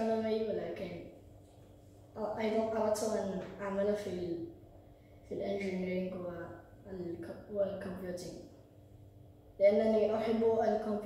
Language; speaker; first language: Arabic; early bilingual, heritage; Arabic